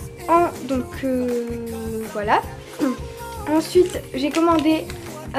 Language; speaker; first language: French; native; French